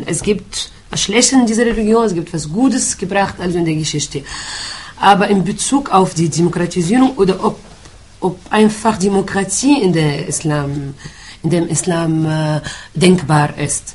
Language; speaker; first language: German; non-native, fluent; Arabic